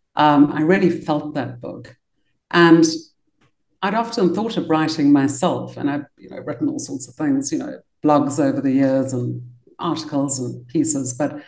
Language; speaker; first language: English; native; English